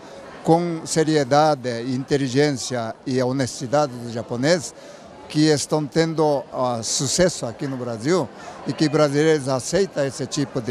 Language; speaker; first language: Portuguese; non-native, learner; Japanese